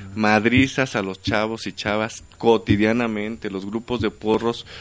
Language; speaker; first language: Spanish; native; Spanish